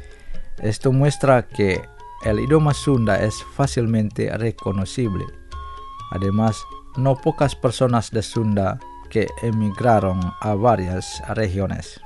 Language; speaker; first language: Spanish; non-native, fluent; Indonesian